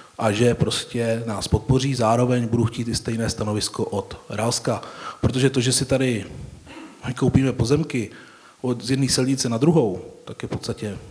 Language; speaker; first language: Czech; native; Czech